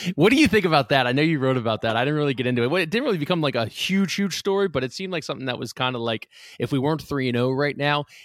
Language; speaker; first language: English; native; English